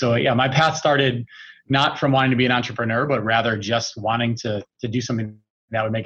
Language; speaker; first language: English; native; English